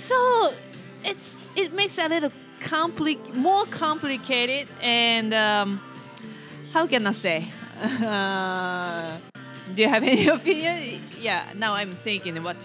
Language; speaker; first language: English; non-native, fluent; Japanese